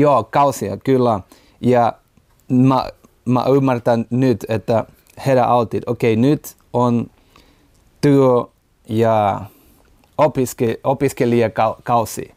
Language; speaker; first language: Finnish; non-native, learner; Portuguese